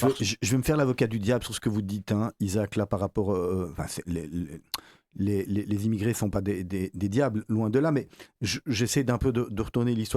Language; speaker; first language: French; native; French